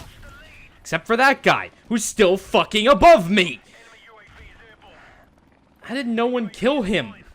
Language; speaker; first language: English; native; English